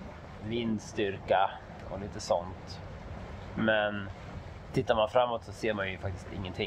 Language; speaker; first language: Swedish; native; Swedish